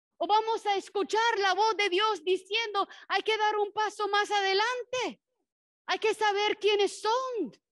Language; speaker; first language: Spanish; non-native, fluent; English